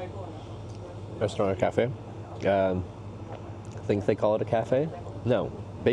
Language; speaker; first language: English; native; English